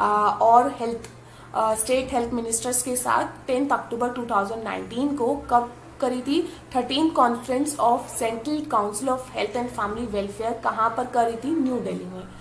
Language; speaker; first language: Hindi; native; Hindi